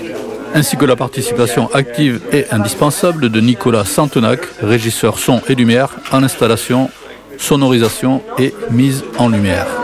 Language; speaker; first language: French; native; French